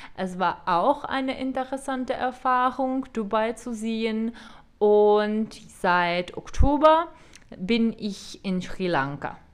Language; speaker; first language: German; non-native, fluent; Czech